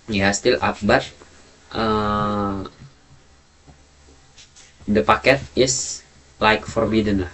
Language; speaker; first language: English; non-native, learner; Indonesian